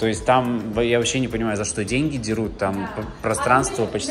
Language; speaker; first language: Russian; native; Russian